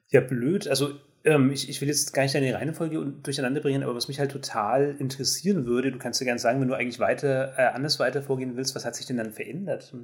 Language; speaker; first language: German; native; German